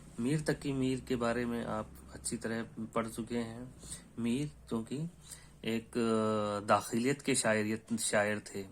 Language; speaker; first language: Urdu; native; Urdu